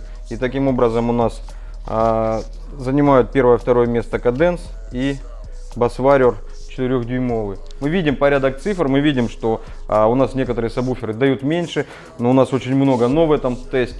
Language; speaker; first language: Russian; native; Russian